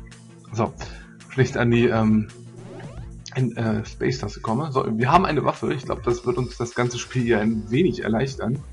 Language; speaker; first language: German; native; German